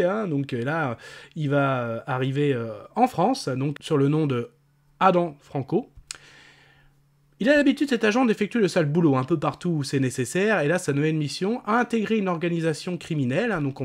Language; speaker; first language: French; native; French